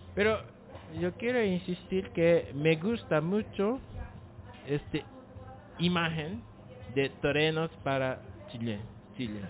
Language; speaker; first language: Spanish; non-native, learner; Japanese